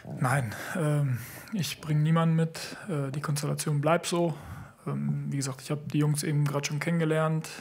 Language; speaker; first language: German; early bilingual, other home language; Italian